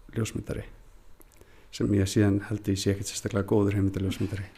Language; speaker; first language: Icelandic; native; Icelandic